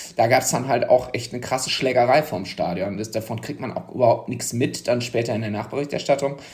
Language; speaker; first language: German; native; German